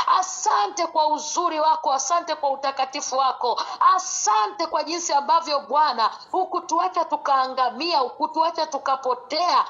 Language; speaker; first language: Swahili; native; Swahili